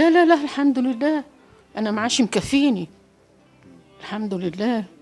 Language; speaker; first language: Arabic; native; Arabic